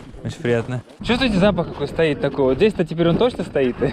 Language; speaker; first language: Russian; native; Russian